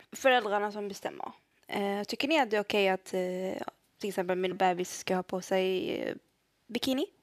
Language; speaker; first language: Swedish; early bilingual, other home language; Arabic